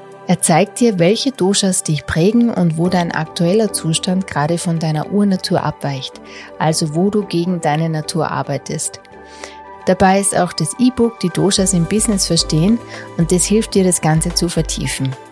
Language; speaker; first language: German; native; German